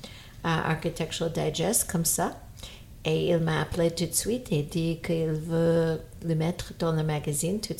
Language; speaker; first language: French; non-native, fluent; English